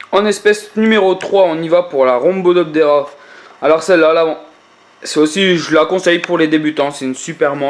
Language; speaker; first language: French; native; French